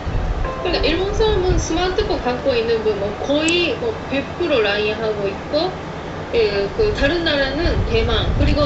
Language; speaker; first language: Korean; non-native, fluent; Japanese